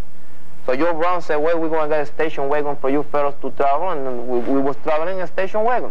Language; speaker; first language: English; non-native, fluent; Spanish